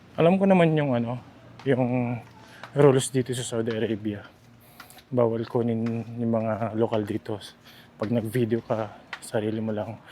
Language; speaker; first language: Filipino; non-native, local second language; Iloko